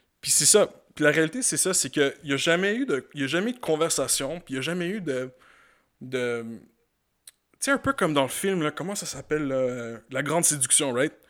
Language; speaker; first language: French; native; French